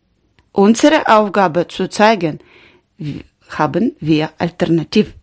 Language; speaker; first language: German; non-native, learner; Ukrainian